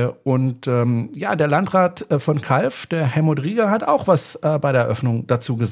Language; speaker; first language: German; native; German